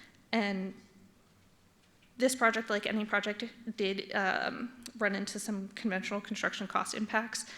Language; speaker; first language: English; native; English